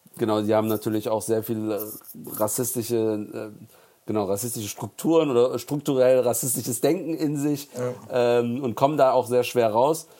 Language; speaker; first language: German; early bilingual, other home language; Turkish